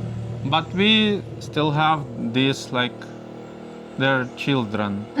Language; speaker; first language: English; non-native, learner; Russian